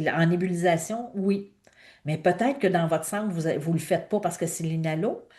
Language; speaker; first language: French; native; French